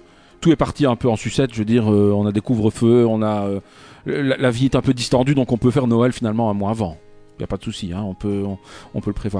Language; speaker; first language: French; native; French